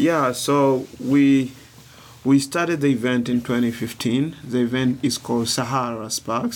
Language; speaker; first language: English; non-native, local second language; Swahili